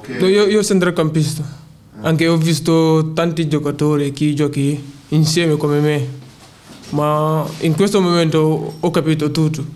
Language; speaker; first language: Italian; non-native, learner; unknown